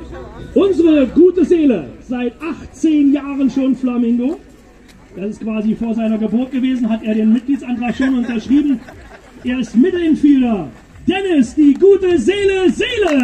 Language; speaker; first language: German; native; German